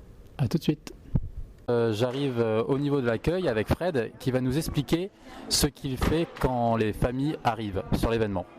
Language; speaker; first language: French; native; French